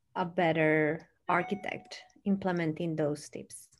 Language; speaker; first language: English; non-native, fluent; Spanish